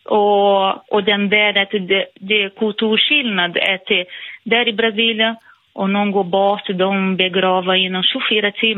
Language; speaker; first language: Swedish; non-native, fluent; Portuguese